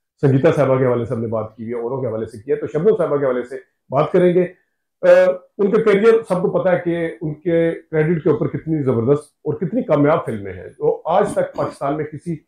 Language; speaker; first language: Urdu; native; Urdu